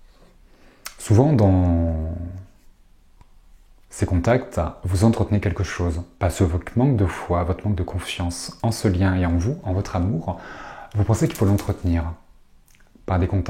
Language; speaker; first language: French; native; French